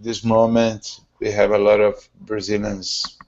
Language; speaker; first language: English; non-native, learner; Portuguese